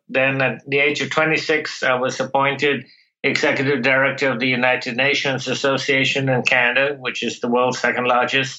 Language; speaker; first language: English; non-native, local second language; Bangla